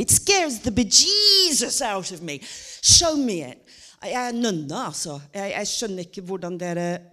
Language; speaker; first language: Norwegian; non-native, fluent; English